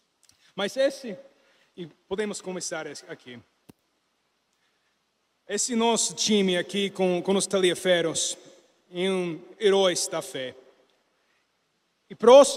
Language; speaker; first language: Portuguese; non-native, learner; English